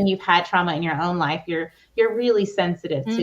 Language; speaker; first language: English; native; English